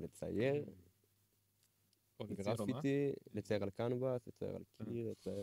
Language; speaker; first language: Hebrew; native; Hebrew